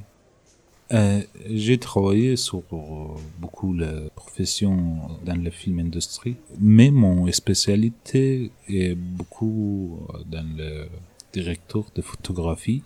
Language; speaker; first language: French; non-native, learner; Persian